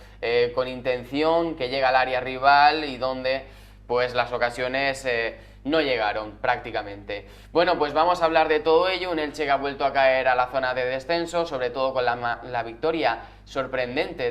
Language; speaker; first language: Spanish; native; Spanish